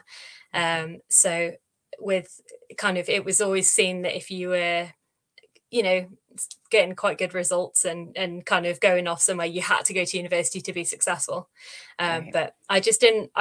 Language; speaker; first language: English; native; English